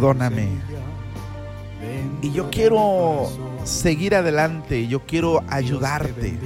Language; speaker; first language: Spanish; native; Spanish